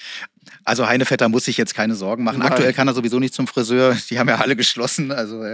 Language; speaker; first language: German; native; German